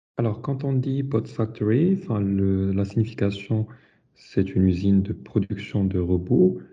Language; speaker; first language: French; non-native, local second language; Arabic